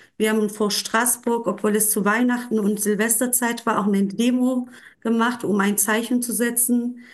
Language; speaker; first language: German; non-native, fluent; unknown